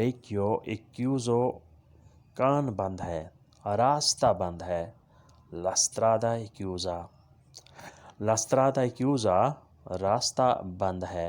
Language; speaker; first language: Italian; non-native, learner; Urdu